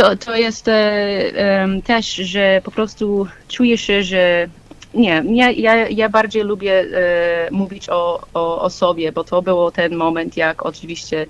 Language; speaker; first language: Polish; non-native, learner; English